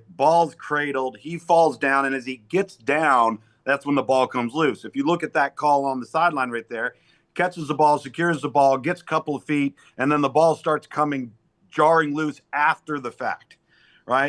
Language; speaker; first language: English; native; English